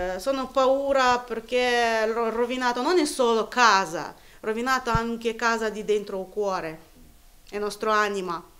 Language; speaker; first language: Italian; non-native, learner; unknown